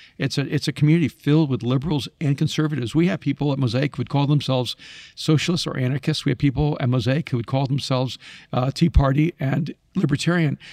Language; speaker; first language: English; early bilingual, other home language; Spanish